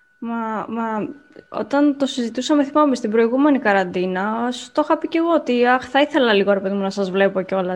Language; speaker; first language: Greek; native; Greek